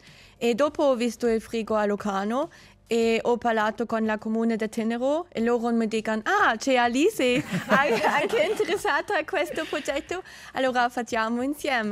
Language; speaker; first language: Italian; non-native, learner; German